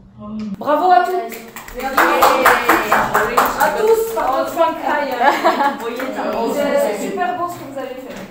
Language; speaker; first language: French; native; French